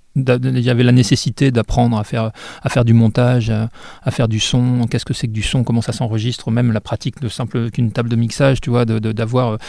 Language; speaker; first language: French; native; French